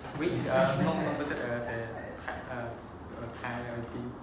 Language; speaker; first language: French; non-native, learner; Khmer